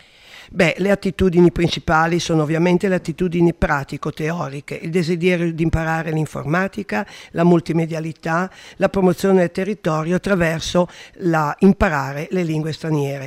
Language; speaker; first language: Italian; native; Italian